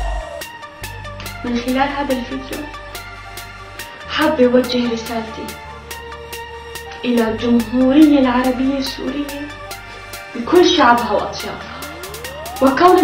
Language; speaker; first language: Arabic; non-native, local second language; Kurdish